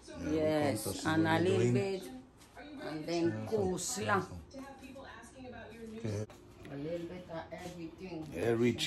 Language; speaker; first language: English; non-native, learner; Spanish